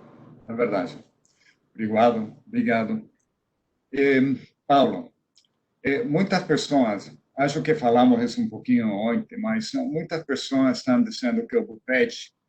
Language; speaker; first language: Portuguese; non-native, fluent; Spanish